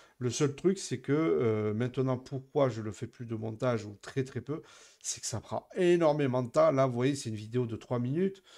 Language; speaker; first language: French; native; French